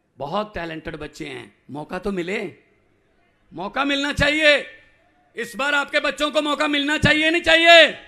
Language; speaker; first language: Hindi; non-native, local second language; Punjabi